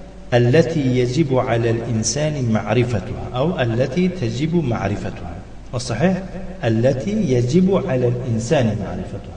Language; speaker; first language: Arabic; non-native, fluent; Tajik